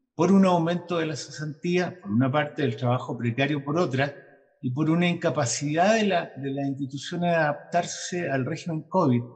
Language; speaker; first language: Spanish; native; Spanish